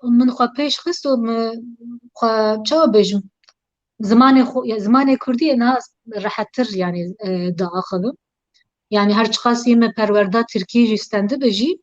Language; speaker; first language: Kurdish; non-native, local second language; Turkish